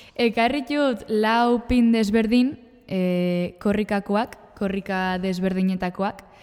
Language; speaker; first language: Basque; native; Basque